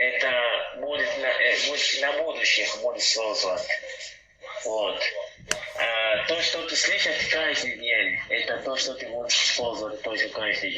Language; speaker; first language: Russian; non-native, learner; Portuguese